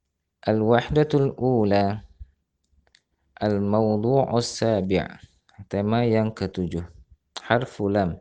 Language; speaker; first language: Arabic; non-native, fluent; Indonesian